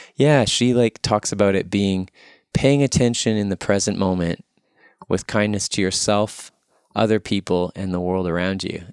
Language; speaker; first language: English; native; English